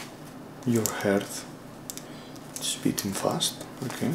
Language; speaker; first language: English; non-native, learner; Spanish